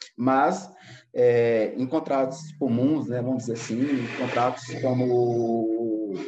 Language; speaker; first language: Portuguese; native; Portuguese